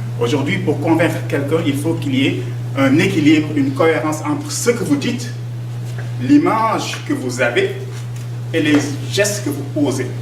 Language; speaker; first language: French; non-native, local second language; Wolof